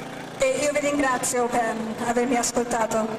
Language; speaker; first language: Italian; non-native, fluent; German